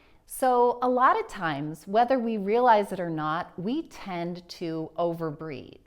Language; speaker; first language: English; native; English